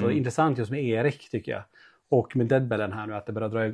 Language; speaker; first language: Swedish; native; Swedish